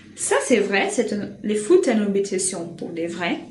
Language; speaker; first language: French; non-native, fluent; Portuguese